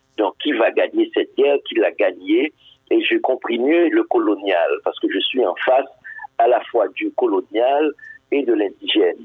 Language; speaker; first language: French; non-native, local second language; Haitian Creole